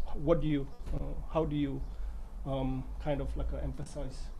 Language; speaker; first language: English; non-native, local second language; Nepali